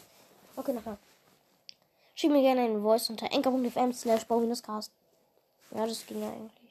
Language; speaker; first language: German; native; German